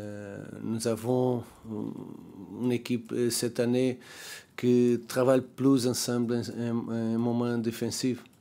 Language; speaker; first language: French; non-native, learner; Portuguese